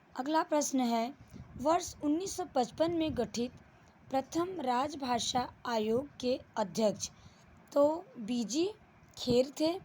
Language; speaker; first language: Hindi; native; Hindi